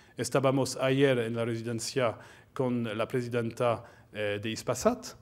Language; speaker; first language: Spanish; non-native, fluent; French